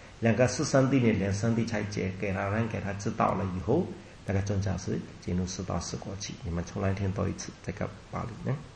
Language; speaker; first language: Chinese; non-native, fluent; Burmese